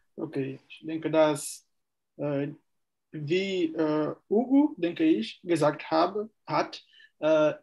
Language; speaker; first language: German; non-native, fluent; Portuguese